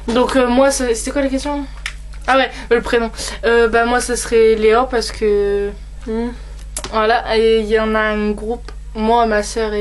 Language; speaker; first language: French; native; French